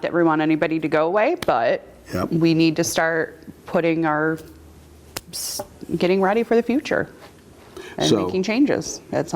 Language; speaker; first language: English; native; English